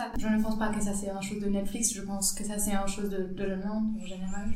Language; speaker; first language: French; non-native, learner; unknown